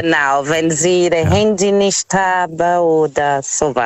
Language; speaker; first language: German; non-native, learner; Portuguese